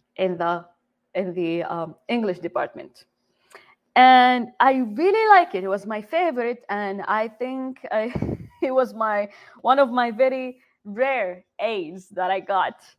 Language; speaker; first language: English; non-native, fluent; Arabic